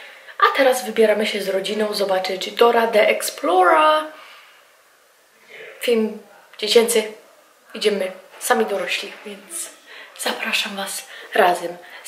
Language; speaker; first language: Polish; native; Polish